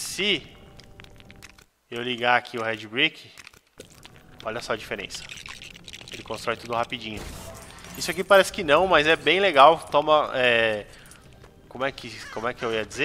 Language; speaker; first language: Portuguese; native; Portuguese